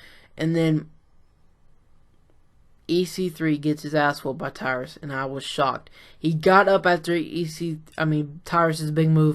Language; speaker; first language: English; native; English